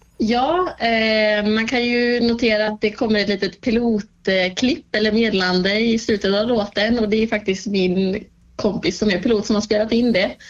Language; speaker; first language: Swedish; native; Swedish